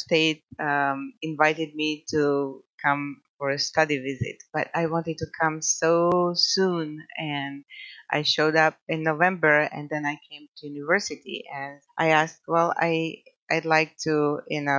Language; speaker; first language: English; non-native, fluent; Croatian